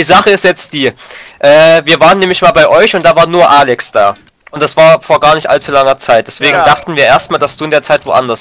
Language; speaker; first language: German; native; German